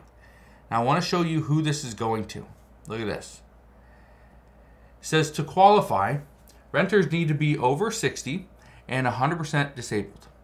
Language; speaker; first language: English; native; English